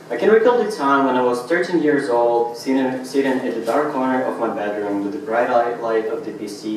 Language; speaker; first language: English; non-native, fluent; Russian